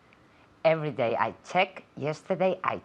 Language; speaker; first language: English; non-native, learner; Spanish